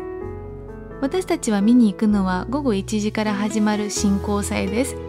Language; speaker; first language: Japanese; non-native, fluent; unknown